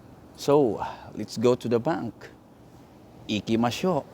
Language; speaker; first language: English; non-native, local second language; Cebuano